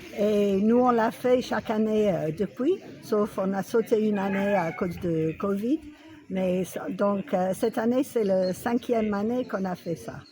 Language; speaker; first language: French; non-native, fluent; English